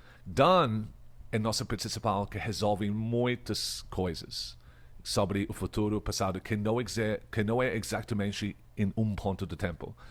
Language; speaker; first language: Portuguese; non-native, fluent; English